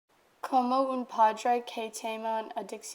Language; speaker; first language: Spanish; non-native, learner; English